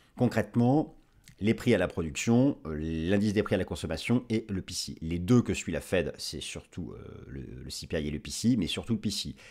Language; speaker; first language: French; native; French